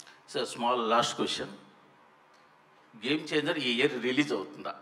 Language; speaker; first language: Telugu; native; Telugu